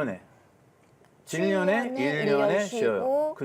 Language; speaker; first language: Korean; non-native, fluent; Hebrew